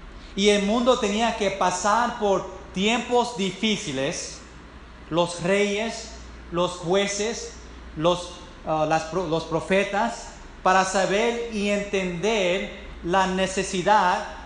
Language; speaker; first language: Spanish; non-native, fluent; English